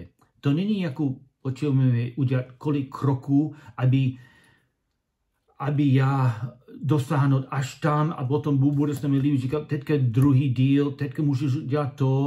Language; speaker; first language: Czech; non-native, learner; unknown